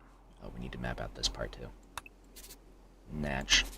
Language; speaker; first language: English; native; English